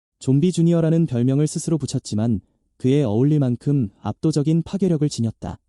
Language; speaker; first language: Korean; native; Korean